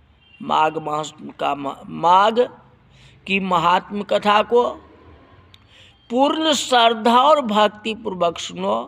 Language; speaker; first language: Hindi; native; Hindi